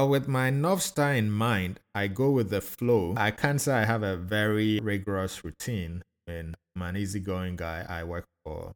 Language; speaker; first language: English; non-native, local second language; Akan